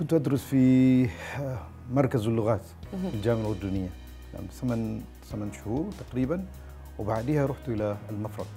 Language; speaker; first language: Arabic; non-native, fluent; Malay